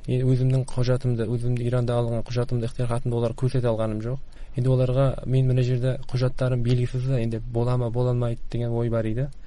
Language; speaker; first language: Kazakh; early bilingual, heritage; Kazakh